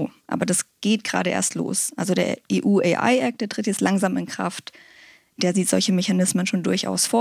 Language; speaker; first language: German; native; German